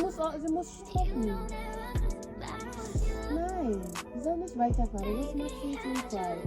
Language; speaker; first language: German; non-native, learner; Swahili